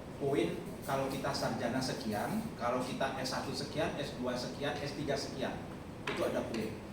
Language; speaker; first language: Indonesian; non-native, local second language; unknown